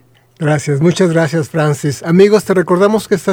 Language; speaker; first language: Spanish; native; Spanish